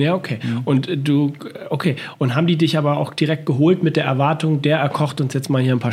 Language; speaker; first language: German; native; German